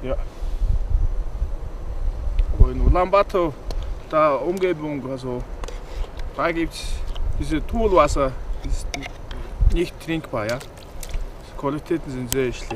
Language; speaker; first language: German; non-native, learner; Mongolian